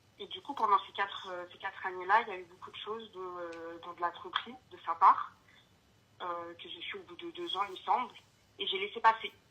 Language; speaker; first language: French; early bilingual, other home language; Arabic